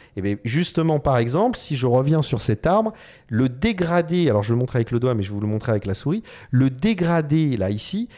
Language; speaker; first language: French; native; French